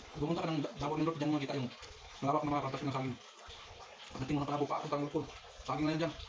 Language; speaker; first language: Filipino; non-native, local second language; Cebuano